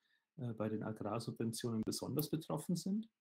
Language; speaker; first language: German; native; German